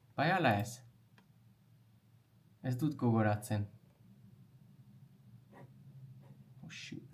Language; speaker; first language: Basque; non-native, learner; English